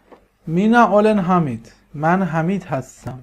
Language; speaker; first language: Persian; native; Persian